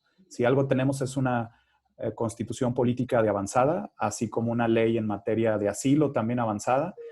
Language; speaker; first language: Spanish; native; Spanish